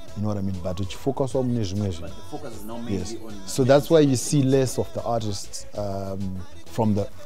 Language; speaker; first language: English; non-native, local second language; Shona